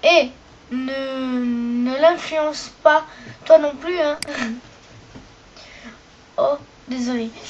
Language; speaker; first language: French; native; French